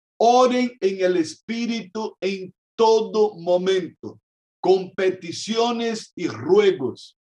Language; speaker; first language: Spanish; non-native, fluent; Portuguese